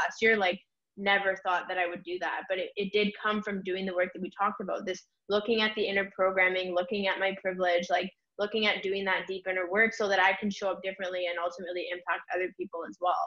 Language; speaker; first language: English; native; English